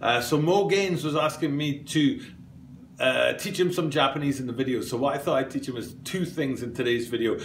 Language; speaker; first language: English; native; English